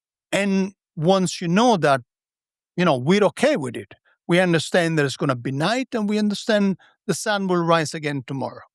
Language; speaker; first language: English; non-native, fluent; Italian